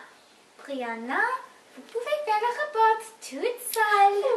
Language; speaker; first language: French; non-native, learner; English